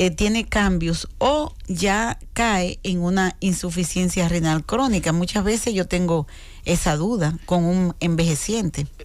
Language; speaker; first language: Spanish; native; Spanish